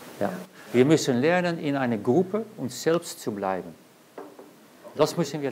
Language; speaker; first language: German; non-native, learner; Dutch